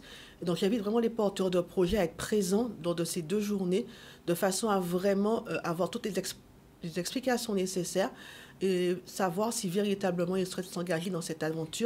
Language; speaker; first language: French; native; French